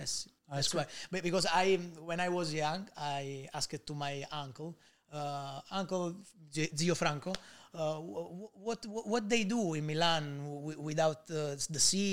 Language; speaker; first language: English; non-native, learner; Italian